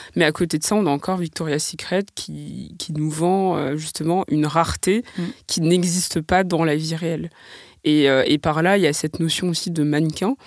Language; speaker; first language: French; native; French